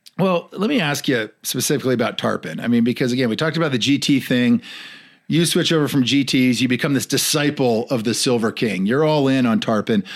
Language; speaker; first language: English; native; English